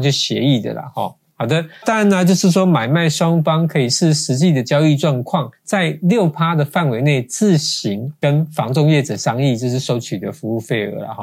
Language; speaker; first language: Chinese; native; Chinese